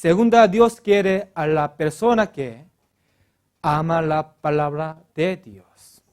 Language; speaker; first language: Spanish; non-native, learner; Korean